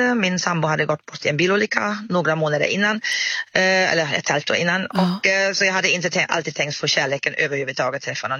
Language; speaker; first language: Swedish; non-native, fluent; German